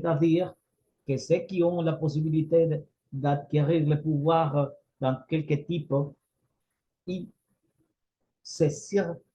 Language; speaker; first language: French; non-native, fluent; Spanish